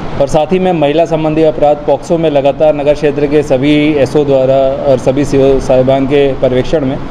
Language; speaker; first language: Hindi; native; Hindi